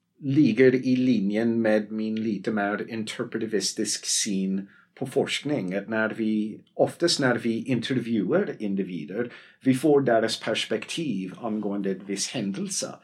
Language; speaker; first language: Swedish; non-native, fluent; English